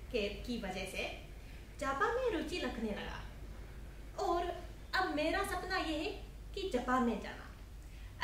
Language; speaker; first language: Hindi; non-native, fluent; Japanese